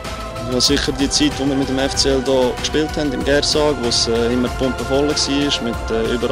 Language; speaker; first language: German; native; German